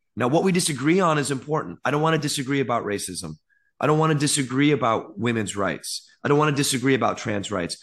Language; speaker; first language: English; early bilingual, other home language; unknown